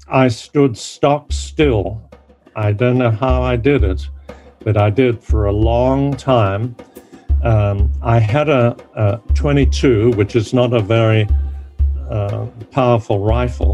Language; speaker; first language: English; native; English